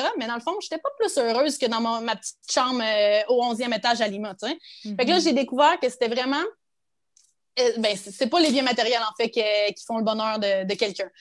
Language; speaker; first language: French; native; French